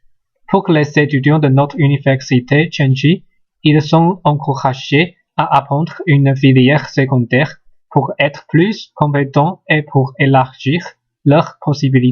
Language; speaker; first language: French; non-native, learner; Chinese